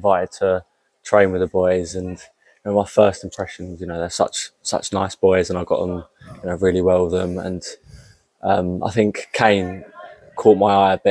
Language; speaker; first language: English; native; English